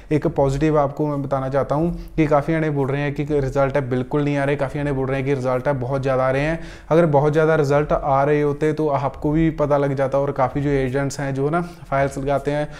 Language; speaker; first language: Hindi; non-native, local second language; Punjabi